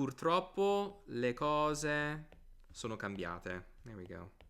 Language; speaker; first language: Italian; non-native, fluent; English